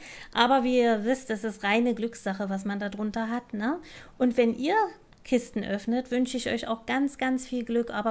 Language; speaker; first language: German; native; German